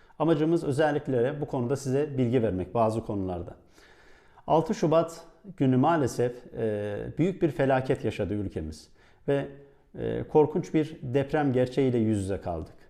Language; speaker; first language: Turkish; native; Turkish